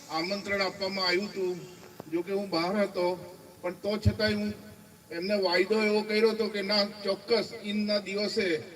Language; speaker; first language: Gujarati; native; Gujarati